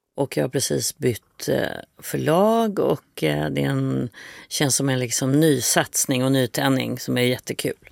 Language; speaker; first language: Swedish; native; Swedish